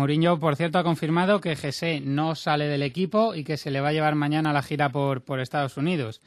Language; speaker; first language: Spanish; native; Spanish